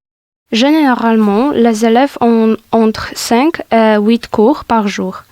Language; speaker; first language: French; non-native, learner; Polish